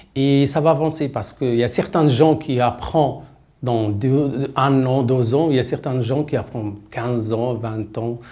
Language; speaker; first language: French; non-native, learner; Arabic